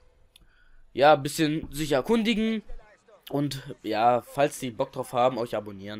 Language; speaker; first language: German; native; German